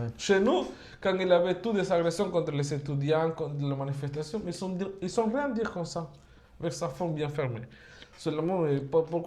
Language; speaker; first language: French; non-native, fluent; Spanish